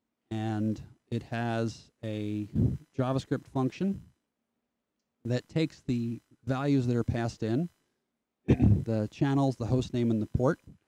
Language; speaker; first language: English; native; English